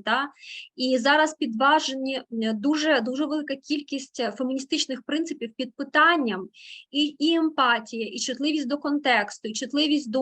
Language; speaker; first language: Ukrainian; native; Ukrainian